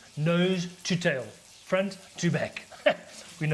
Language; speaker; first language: English; native; English